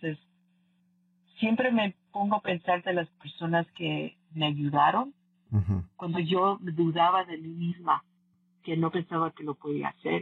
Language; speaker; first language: Spanish; early bilingual, heritage; Spanish